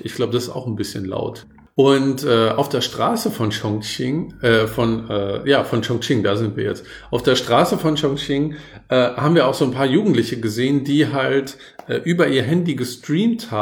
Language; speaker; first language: German; native; German